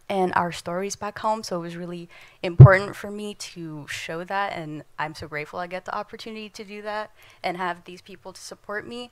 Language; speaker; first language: English; non-native, fluent; Indonesian